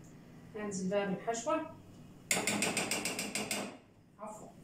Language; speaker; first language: Arabic; native; Arabic